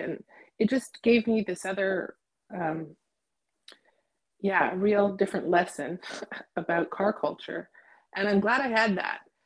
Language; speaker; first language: English; native; English